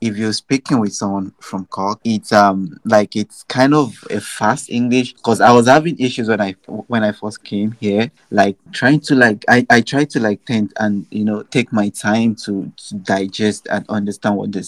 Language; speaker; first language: English; non-native, local second language; Yoruba